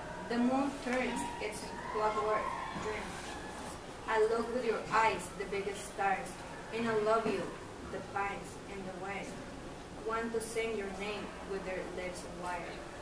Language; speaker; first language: English; non-native, learner; Spanish